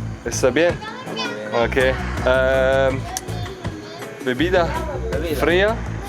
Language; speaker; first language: Spanish; non-native, learner; German